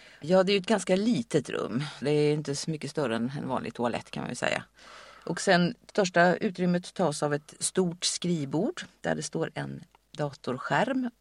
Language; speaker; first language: Swedish; native; Swedish